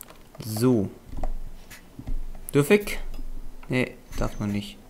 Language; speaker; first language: German; native; German